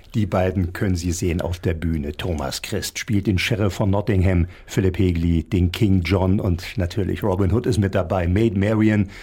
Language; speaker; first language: German; native; German